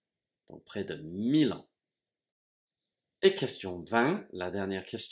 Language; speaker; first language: French; non-native, fluent; English